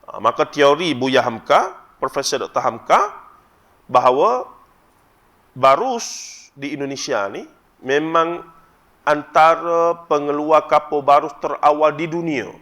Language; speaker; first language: Malay; native; Malay